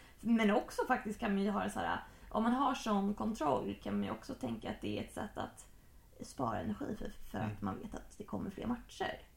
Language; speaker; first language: Swedish; native; Swedish